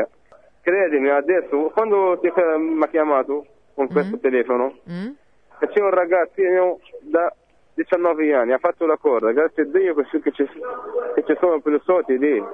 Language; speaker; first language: Italian; non-native, fluent; Arabic